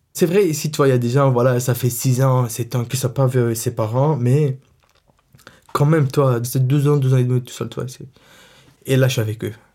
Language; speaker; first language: French; non-native, fluent; Arabic